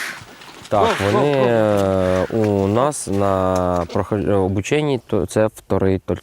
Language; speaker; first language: Ukrainian; native; Ukrainian